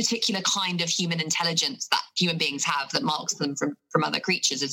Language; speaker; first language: English; native; English